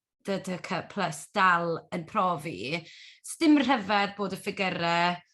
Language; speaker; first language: Welsh; native; Welsh